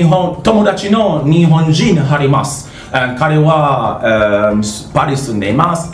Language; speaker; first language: Japanese; non-native, learner; Jamaican Creole English